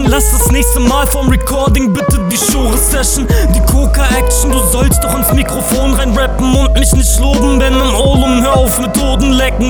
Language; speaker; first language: German; native; German